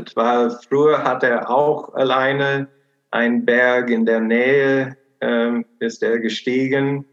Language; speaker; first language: German; non-native, fluent; English